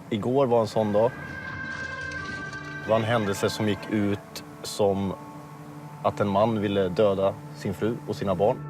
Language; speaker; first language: Swedish; native; Swedish